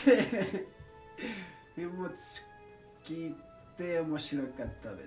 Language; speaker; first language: Japanese; non-native, learner; English